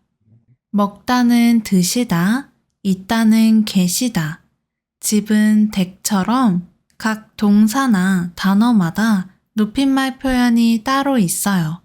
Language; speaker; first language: Korean; native; Korean